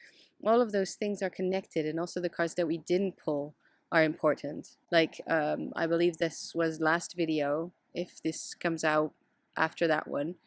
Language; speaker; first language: English; non-native, fluent; Dutch